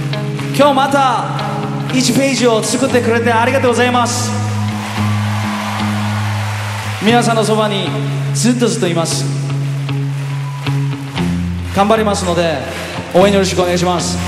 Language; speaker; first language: Japanese; non-native, fluent; Korean